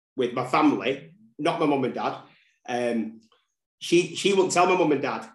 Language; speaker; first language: English; native; English